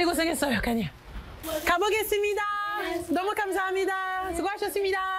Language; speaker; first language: Korean; non-native, learner; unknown